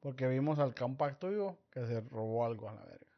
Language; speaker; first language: Spanish; early bilingual, heritage; Spanish